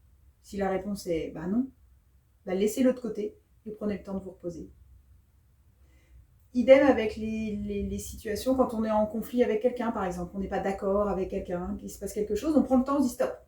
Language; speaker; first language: French; native; French